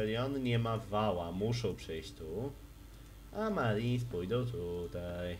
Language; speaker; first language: Polish; native; Polish